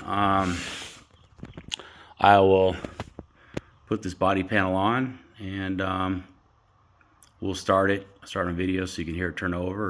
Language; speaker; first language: English; native; English